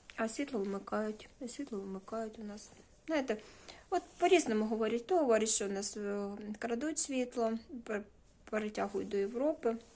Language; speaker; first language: Ukrainian; non-native, local second language; Russian